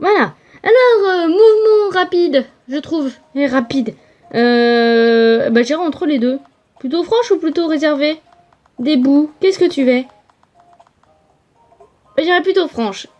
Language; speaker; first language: French; native; French